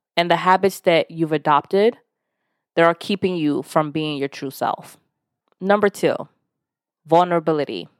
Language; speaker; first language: English; early bilingual, other home language; Yoruba